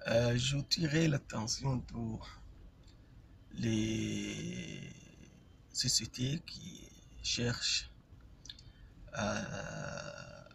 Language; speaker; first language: French; non-native, fluent; Arabic